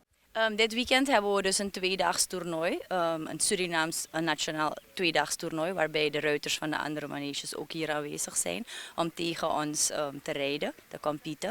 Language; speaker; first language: Dutch; native; Dutch